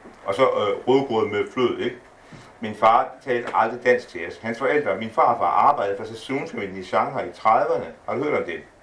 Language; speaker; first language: Danish; native; Danish